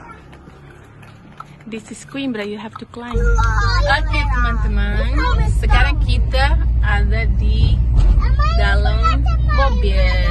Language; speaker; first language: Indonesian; non-native, local second language; Tetum